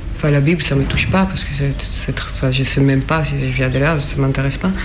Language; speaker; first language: French; non-native, fluent; Hebrew